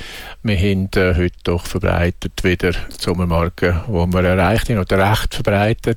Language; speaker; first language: German; native; German